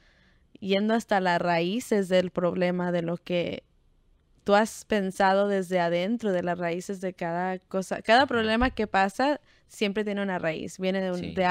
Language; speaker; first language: Spanish; early bilingual, heritage; Spanish